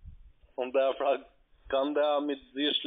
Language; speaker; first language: German; non-native, learner; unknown